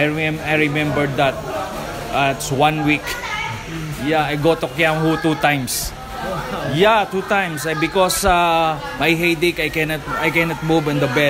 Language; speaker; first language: English; non-native, local second language; Filipino